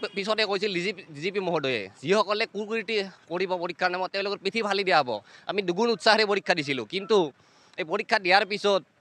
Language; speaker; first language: Assamese; native; Assamese